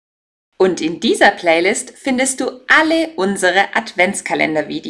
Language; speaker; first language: German; native; German